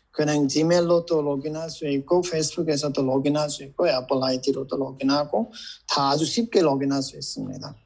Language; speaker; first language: Korean; non-native, fluent; Nepali